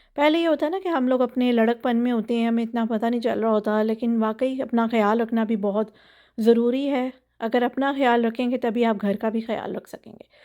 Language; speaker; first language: Urdu; native; Urdu